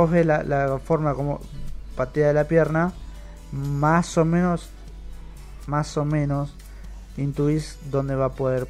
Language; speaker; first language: Spanish; native; Spanish